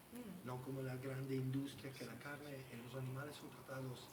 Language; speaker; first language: Spanish; non-native, learner; Italian